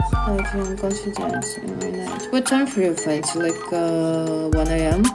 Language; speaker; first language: English; non-native, learner; Russian